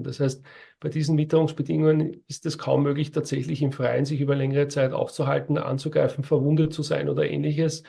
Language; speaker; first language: German; native; German